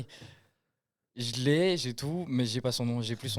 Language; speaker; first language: French; native; French